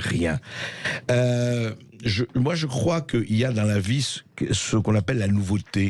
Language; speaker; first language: French; native; French